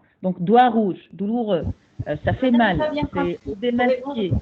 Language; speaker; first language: French; non-native, local second language; Arabic